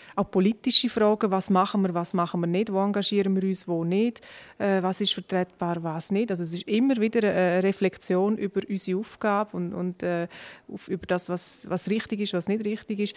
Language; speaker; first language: German; non-native, local second language; Romansh